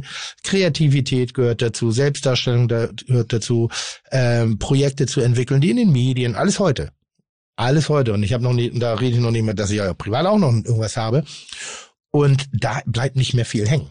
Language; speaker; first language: German; native; German